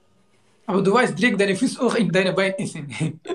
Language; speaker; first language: German; non-native, learner; Turkish